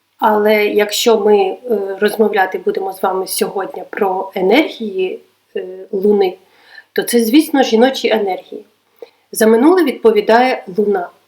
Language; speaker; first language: Ukrainian; non-native, local second language; Russian